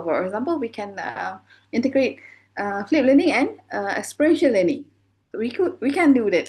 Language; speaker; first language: English; non-native, fluent; Malay